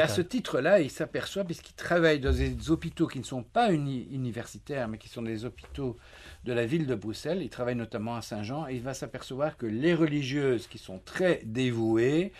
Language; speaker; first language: French; native; French